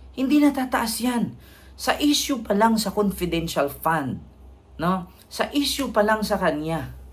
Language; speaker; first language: Filipino; non-native, local second language; Cebuano